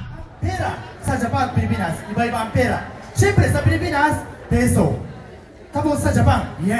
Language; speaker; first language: Filipino; non-native, fluent; Japanese